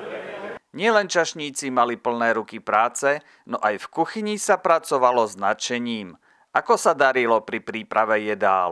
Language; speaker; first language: Slovak; native; Slovak